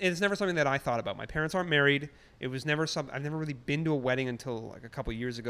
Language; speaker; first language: English; native; English